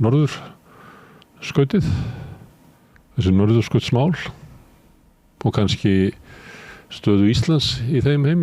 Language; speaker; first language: Icelandic; native; Icelandic